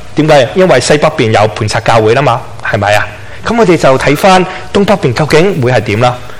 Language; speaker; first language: Chinese; non-native, local second language; Cantonese